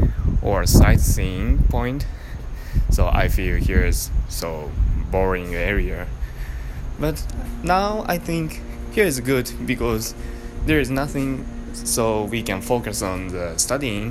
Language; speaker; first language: English; non-native, learner; Japanese